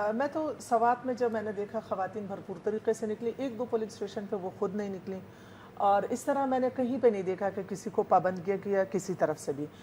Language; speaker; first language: Urdu; non-native, local second language; Pashto